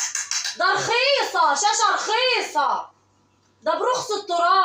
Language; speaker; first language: Arabic; native; Arabic